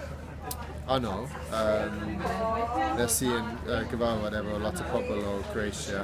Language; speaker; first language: Welsh; non-native, learner; English